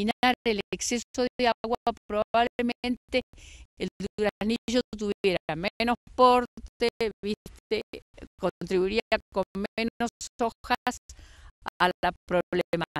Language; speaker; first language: Spanish; native; Spanish